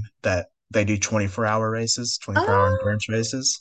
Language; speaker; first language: English; native; English